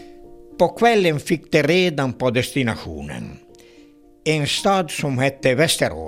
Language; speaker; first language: Swedish; non-native, fluent; Italian